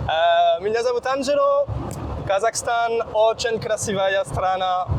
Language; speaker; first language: Russian; non-native, learner; French